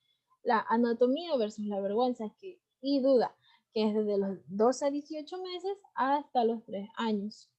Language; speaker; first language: Spanish; native; Spanish